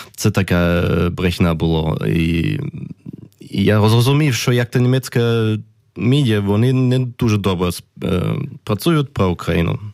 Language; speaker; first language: Ukrainian; early bilingual, heritage; German